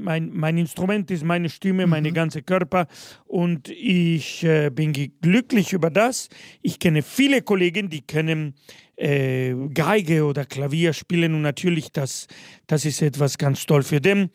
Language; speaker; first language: German; non-native, fluent; Spanish